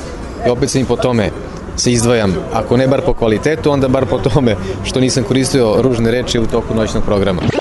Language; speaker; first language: Serbian; native; Serbian